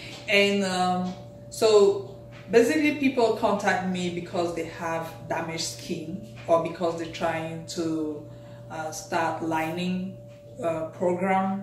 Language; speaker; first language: English; non-native, local second language; French